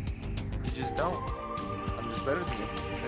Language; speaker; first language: English; native; English